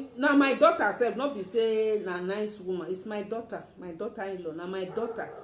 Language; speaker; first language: Nigerian Pidgin; native; Nigerian Pidgin